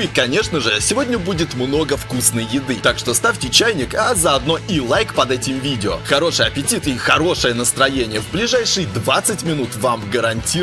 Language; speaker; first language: Russian; native; Russian